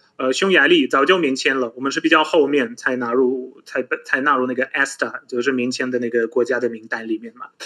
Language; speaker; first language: Chinese; non-native, fluent; Polish